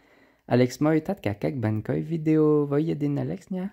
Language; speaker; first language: Vietnamese; non-native, learner; French